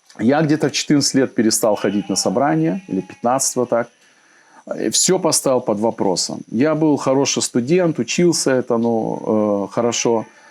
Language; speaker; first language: Russian; native; Russian